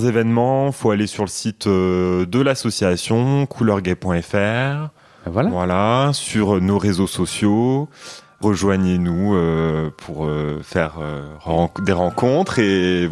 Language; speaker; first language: French; native; French